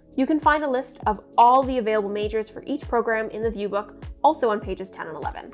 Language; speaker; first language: English; native; English